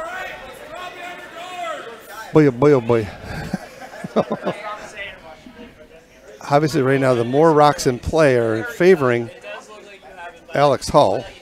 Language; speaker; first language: English; native; English